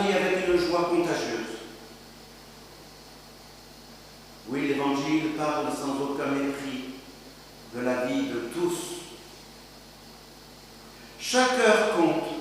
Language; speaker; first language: French; native; French